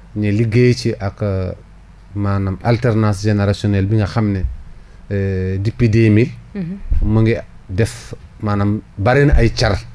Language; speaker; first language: Wolof; non-native, local second language; Fula